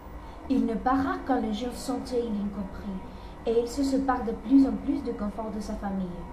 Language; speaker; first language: French; non-native, learner; Spanish